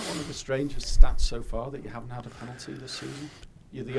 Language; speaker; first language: English; native; English